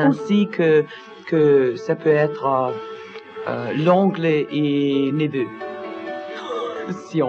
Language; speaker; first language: French; non-native, learner; Danish